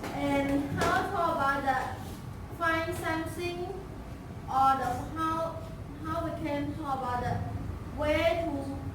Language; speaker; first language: English; non-native, learner; Khmer